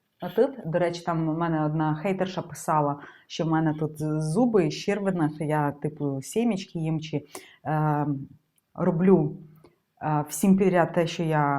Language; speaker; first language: Ukrainian; non-native, local second language; Russian